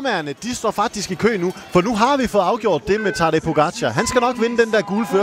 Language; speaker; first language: Danish; native; Danish